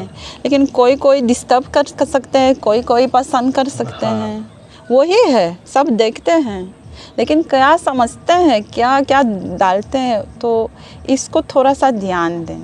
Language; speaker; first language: Hindi; non-native, learner; Hebrew